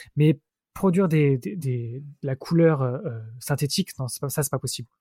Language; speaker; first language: French; native; French